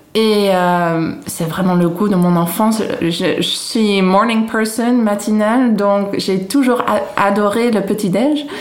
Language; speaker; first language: French; non-native, fluent; Dutch